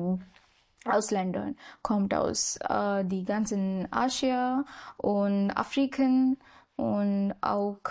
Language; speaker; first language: German; non-native, learner; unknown